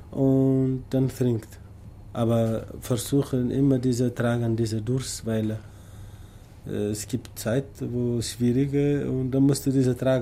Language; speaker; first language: German; non-native, learner; Tamasheq